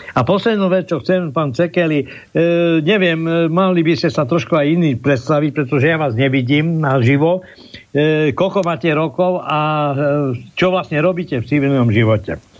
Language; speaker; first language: Slovak; native; Slovak